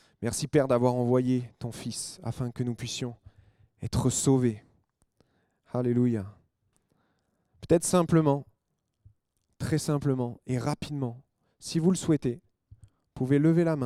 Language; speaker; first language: French; native; French